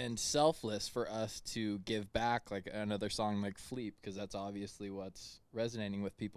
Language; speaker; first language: English; native; English